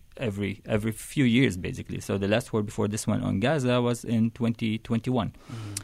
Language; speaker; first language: English; non-native, fluent; Arabic